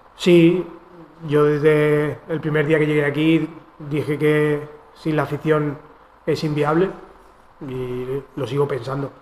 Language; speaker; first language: Spanish; non-native, local second language; Catalan